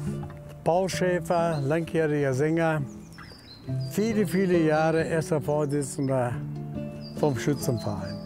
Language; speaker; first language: German; native; German